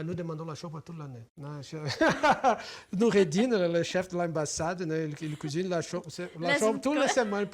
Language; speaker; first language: French; non-native, fluent; Portuguese